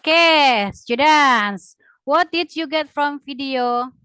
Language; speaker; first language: English; non-native, learner; Indonesian